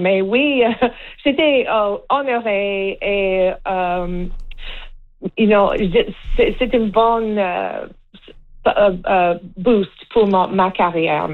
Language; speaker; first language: French; non-native, learner; English